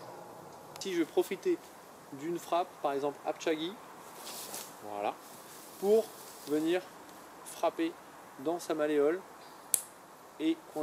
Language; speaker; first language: French; native; French